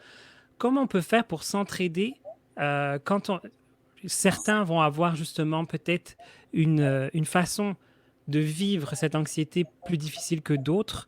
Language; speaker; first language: French; native; French